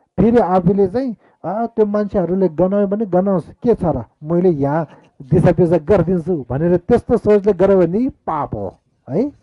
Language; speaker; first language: Nepali; non-native, local second language; Eastern Tamang